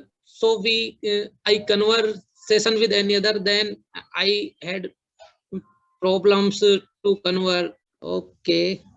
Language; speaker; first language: English; non-native, learner; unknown